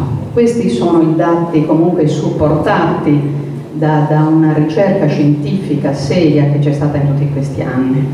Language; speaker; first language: Italian; native; Italian